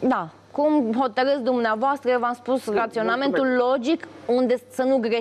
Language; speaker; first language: Romanian; native; Romanian